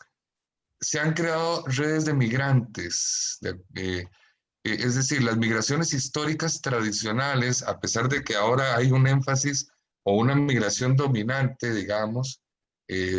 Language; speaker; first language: Spanish; native; Spanish